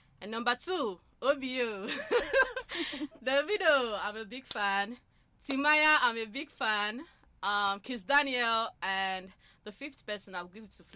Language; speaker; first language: English; non-native, local second language; Igbo